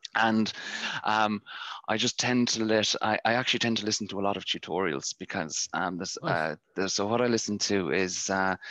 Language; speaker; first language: English; native; English